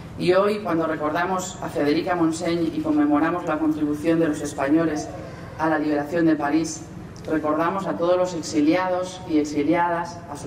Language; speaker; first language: Spanish; native; Spanish